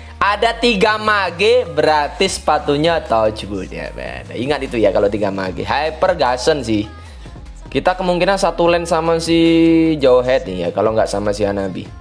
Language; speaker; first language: Indonesian; native; Indonesian